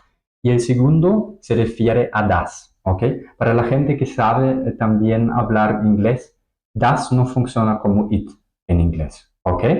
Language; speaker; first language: Spanish; non-native, fluent; German